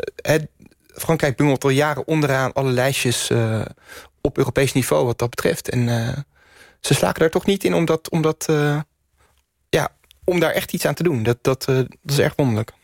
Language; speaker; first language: Dutch; native; Dutch